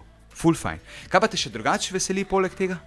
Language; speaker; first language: Slovenian; native; Slovenian